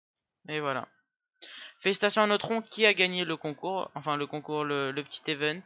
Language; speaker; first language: French; native; French